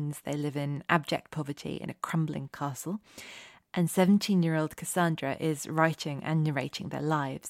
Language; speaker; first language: English; native; English